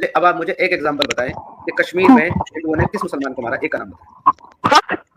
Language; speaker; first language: Urdu; native; Urdu